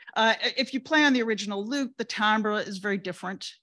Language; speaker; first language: English; native; English